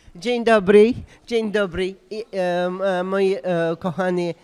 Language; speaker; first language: Polish; non-native, learner; Russian